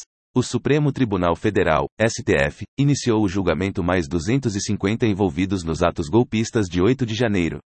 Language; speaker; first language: Portuguese; native; Portuguese